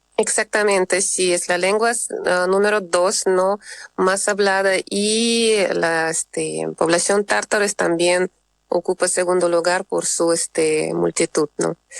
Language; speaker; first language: Spanish; non-native, fluent; Russian